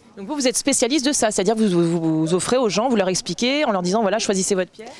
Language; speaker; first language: French; native; French